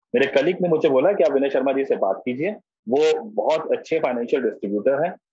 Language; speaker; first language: Hindi; native; Hindi